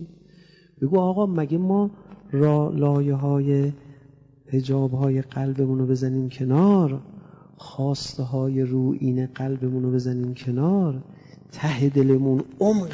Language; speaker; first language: Persian; native; Persian